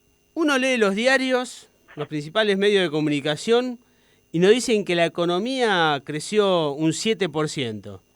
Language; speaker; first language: Spanish; native; Spanish